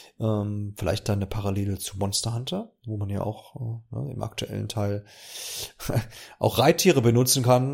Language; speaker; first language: German; native; German